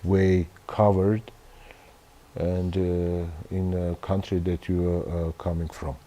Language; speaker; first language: English; non-native, learner; Armenian